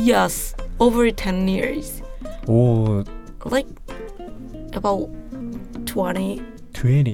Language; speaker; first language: English; non-native, learner; Japanese